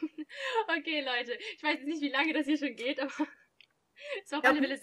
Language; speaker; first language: German; native; German